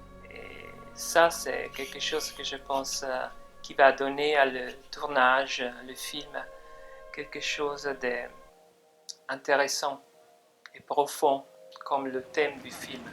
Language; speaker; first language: French; non-native, fluent; Italian